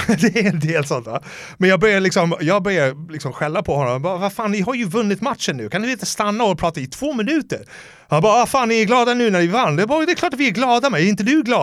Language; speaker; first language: Swedish; non-native, fluent; English